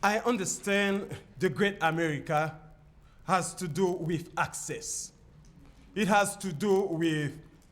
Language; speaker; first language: English; non-native, fluent; Haitian Creole